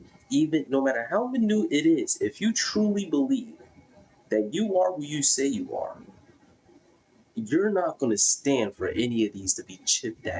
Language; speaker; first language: English; native; English